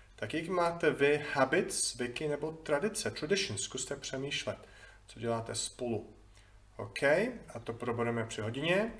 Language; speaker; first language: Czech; non-native, fluent; English